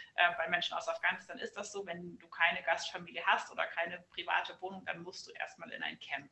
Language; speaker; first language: German; native; German